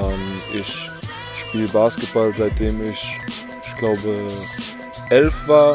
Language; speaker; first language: German; native; German